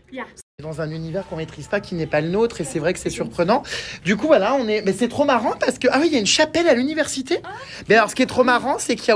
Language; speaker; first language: French; native; French